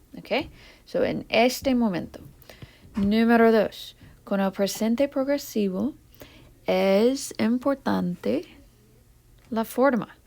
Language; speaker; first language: Spanish; non-native, fluent; English